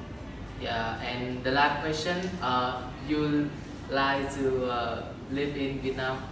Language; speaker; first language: English; non-native, learner; Vietnamese